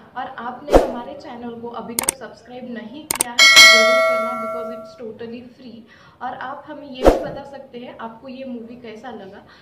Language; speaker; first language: Hindi; non-native, local second language; Marathi